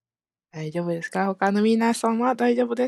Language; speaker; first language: Japanese; non-native, fluent; Malay